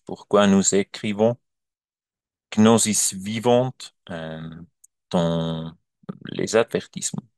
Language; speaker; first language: French; non-native, learner; German